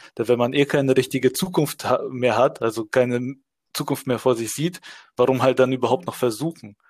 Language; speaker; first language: German; early bilingual, other home language; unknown